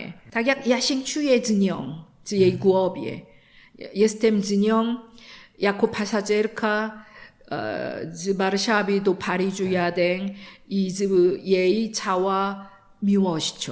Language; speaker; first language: Polish; non-native, learner; Korean